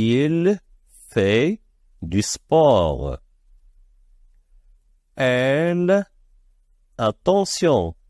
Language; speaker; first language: French; non-native, fluent; Arabic